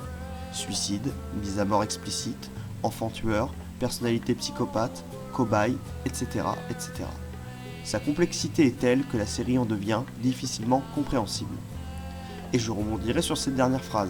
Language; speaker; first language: French; native; French